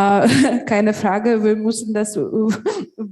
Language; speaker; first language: German; non-native, learner; Russian